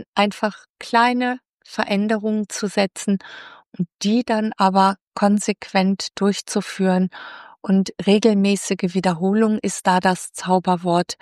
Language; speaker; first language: German; native; German